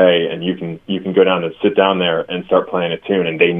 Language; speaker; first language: English; native; English